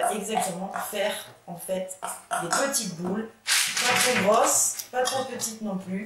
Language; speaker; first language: French; native; French